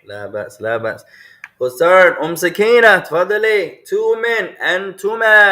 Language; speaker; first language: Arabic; non-native, fluent; English